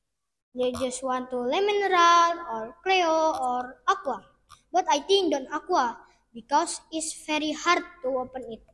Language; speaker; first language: English; non-native, learner; Indonesian